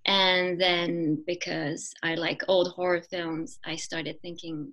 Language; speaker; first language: English; non-native, fluent; French